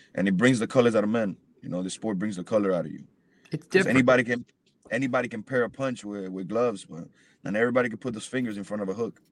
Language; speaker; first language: English; early bilingual, other home language; Spanish